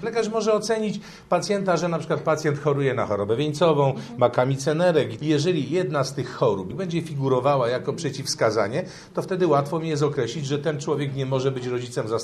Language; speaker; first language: Polish; native; Polish